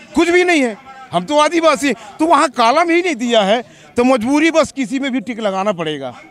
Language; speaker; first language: Hindi; native; Hindi